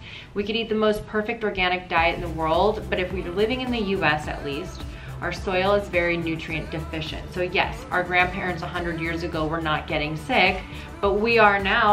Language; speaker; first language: English; native; English